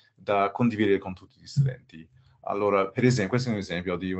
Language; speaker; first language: Italian; non-native, fluent; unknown